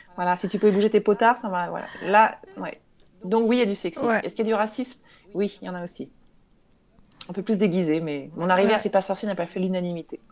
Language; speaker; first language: French; native; French